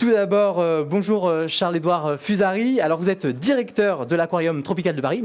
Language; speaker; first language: French; native; French